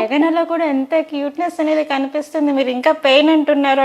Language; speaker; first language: Telugu; native; Telugu